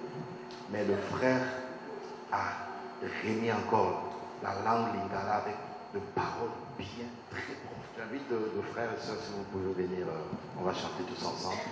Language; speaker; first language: French; non-native, local second language; Lingala